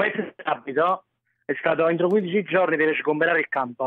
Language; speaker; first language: Italian; native; Italian